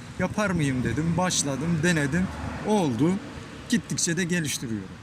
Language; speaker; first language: Turkish; native; Turkish